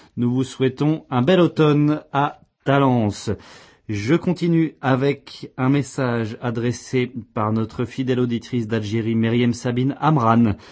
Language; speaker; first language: French; native; French